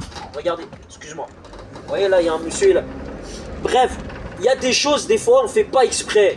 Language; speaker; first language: French; native; French